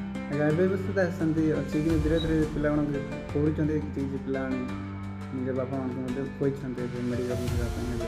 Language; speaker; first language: Odia; non-native, local second language; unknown